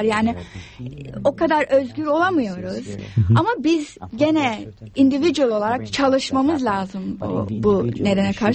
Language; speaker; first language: Turkish; non-native, fluent; English